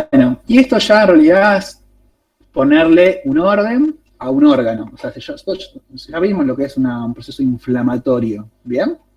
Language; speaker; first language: Spanish; native; Spanish